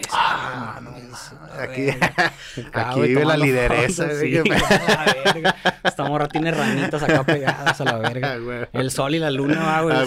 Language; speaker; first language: Spanish; native; Spanish